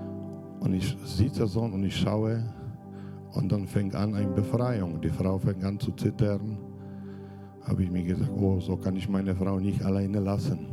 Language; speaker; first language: German; non-native, fluent; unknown